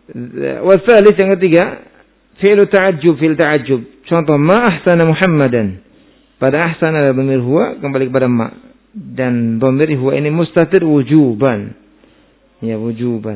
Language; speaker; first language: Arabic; non-native, fluent; Indonesian